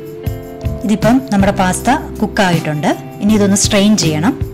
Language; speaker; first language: Malayalam; native; Malayalam